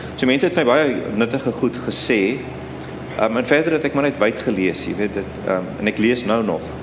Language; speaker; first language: Afrikaans; native; Afrikaans